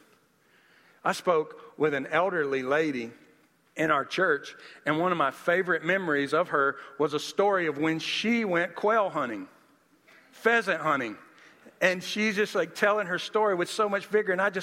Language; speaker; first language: English; native; English